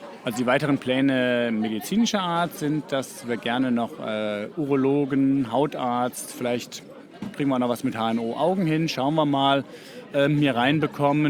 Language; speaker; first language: German; native; German